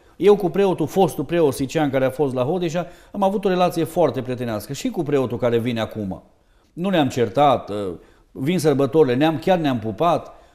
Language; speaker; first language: Romanian; native; Romanian